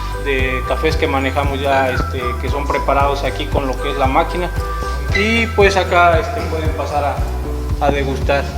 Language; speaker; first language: Spanish; native; Spanish